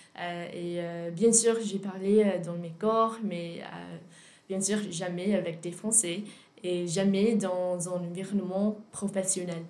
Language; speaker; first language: French; non-native, learner; English